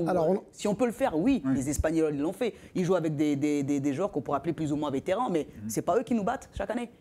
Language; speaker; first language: French; native; French